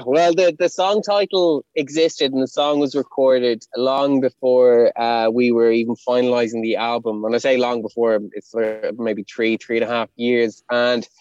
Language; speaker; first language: English; non-native, local second language; Irish